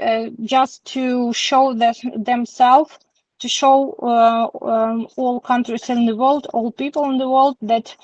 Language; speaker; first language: English; non-native, learner; Ukrainian